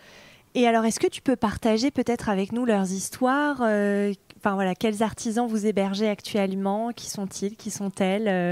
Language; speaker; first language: French; native; French